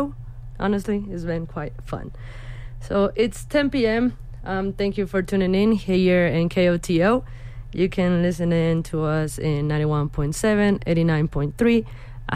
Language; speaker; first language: English; non-native, fluent; Spanish